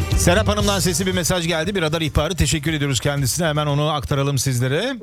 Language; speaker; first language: Turkish; early bilingual, heritage; Turkish